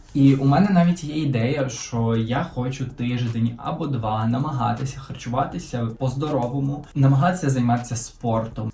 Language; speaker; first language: Ukrainian; non-native, local second language; Russian